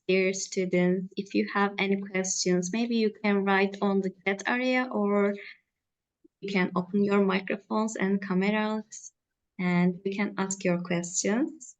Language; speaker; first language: English; non-native, fluent; Turkish